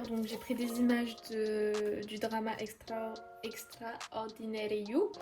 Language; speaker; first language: French; native; French